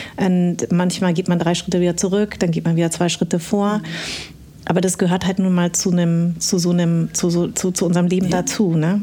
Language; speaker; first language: German; early bilingual, other home language; Vietnamese